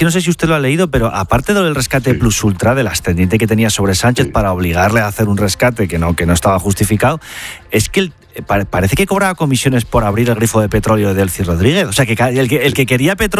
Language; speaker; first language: Spanish; native; Spanish